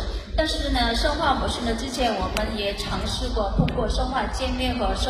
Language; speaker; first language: Chinese; native; Chinese